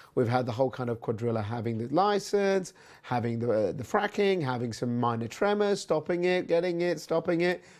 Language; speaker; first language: English; native; English